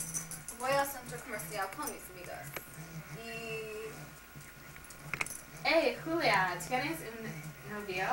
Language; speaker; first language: Spanish; non-native, learner; English